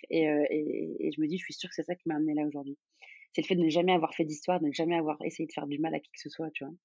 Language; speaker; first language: French; non-native, local second language; Arabic